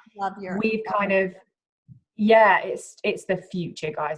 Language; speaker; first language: English; native; English